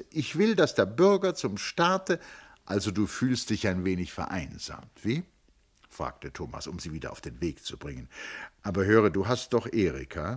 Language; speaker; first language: German; native; German